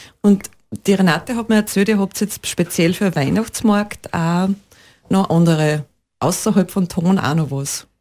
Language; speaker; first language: German; native; German